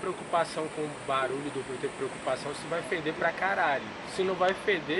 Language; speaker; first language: Portuguese; native; Portuguese